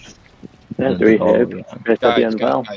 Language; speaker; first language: Welsh; non-native, local second language; English